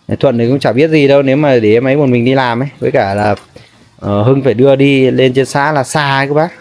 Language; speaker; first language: Vietnamese; non-native, local second language; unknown